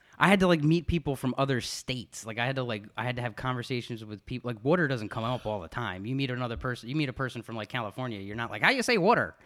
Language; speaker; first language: English; native; English